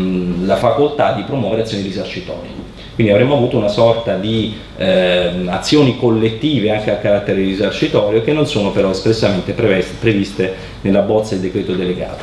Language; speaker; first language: Italian; native; Italian